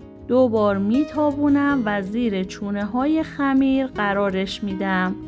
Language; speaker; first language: Persian; native; Persian